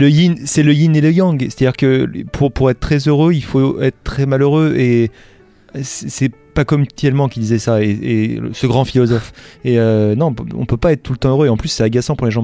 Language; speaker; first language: French; native; French